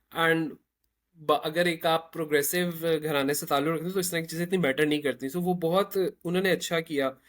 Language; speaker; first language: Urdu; native; Urdu